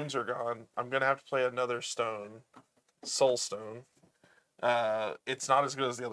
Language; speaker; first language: English; native; English